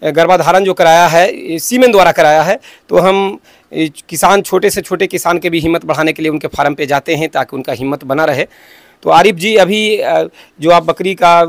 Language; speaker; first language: Hindi; native; Hindi